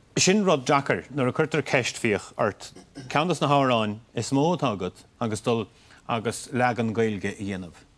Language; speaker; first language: Irish; native; Irish